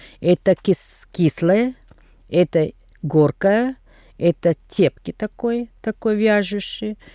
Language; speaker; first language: Russian; non-native, fluent; Tamil